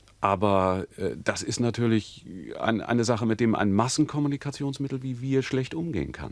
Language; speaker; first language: German; native; German